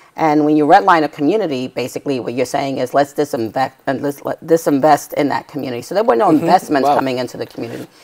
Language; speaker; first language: English; native; English